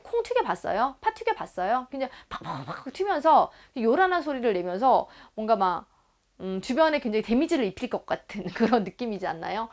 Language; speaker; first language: Korean; native; Korean